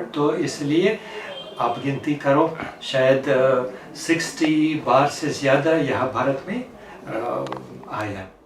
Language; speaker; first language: Hindi; non-native, fluent; Russian